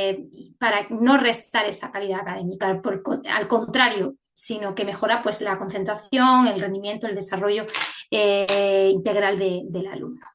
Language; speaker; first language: Spanish; native; Spanish